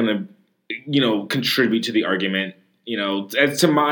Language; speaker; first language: English; native; English